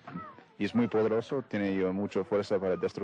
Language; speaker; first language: Spanish; non-native, fluent; English